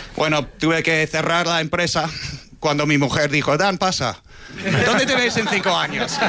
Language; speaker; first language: Spanish; non-native, fluent; English